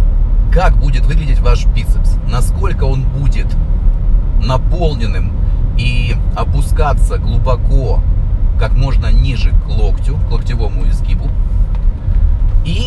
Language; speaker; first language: Russian; native; Russian